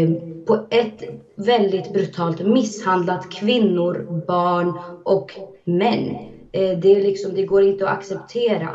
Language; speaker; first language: Swedish; early bilingual, other home language; Azerbaijani